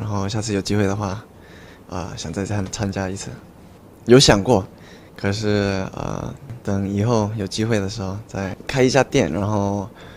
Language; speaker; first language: Chinese; early bilingual, heritage; Chinese